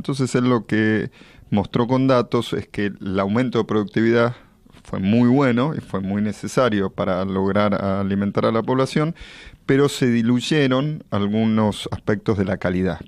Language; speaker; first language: Spanish; native; Spanish